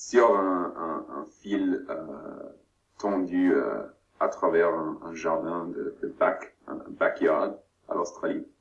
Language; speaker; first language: French; non-native, learner; German